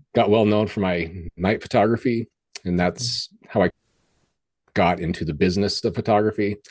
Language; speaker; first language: English; native; English